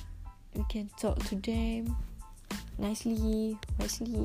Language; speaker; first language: English; non-native, local second language; Malay